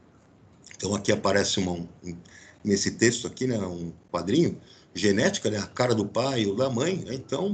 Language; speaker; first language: Portuguese; native; Portuguese